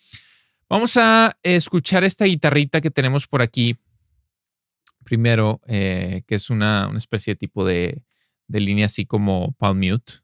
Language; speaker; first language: Spanish; native; Spanish